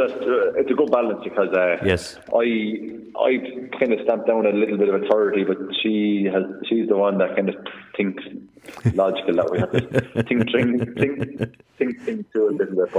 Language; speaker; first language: English; native; English